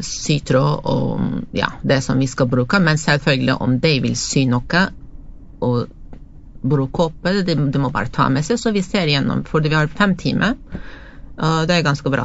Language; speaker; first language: Norwegian; non-native, fluent; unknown